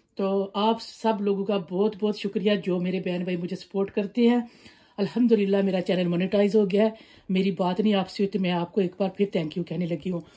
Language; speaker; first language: Urdu; non-native, local second language; Punjabi